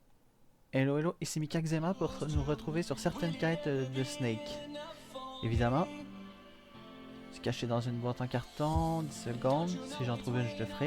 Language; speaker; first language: French; native; French